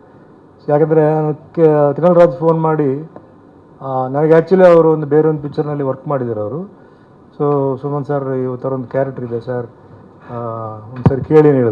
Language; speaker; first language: Kannada; non-native, fluent; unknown